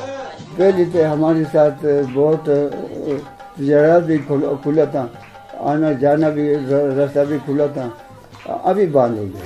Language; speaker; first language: Hindi; non-native, local second language; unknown